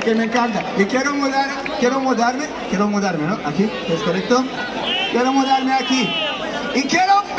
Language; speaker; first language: Spanish; non-native, learner; Romanian